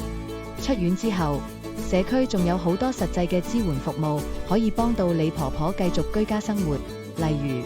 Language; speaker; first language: Cantonese; native; Cantonese